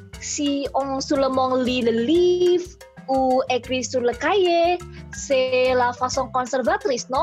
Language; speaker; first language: French; non-native, learner; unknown